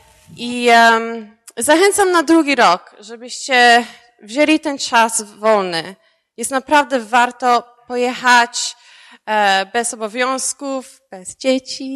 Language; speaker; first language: Polish; early bilingual, heritage; Polish